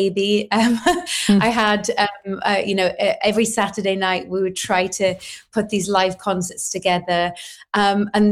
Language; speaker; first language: English; native; English